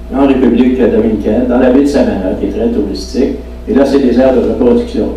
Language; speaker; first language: French; native; French